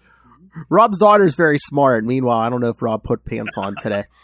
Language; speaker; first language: English; native; English